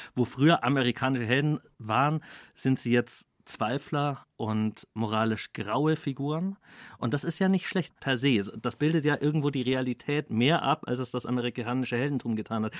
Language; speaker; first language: German; native; German